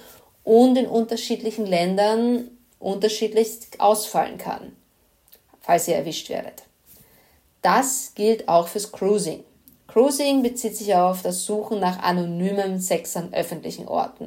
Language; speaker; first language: German; native; German